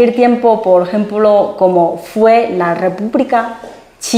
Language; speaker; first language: Spanish; non-native, fluent; Chinese